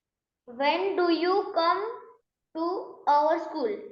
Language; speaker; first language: English; non-native, learner; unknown